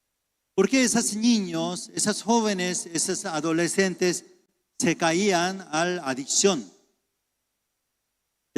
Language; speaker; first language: Spanish; non-native, fluent; Korean